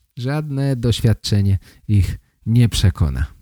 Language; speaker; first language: Polish; native; Polish